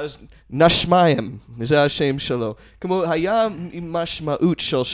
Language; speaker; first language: Hebrew; non-native, fluent; English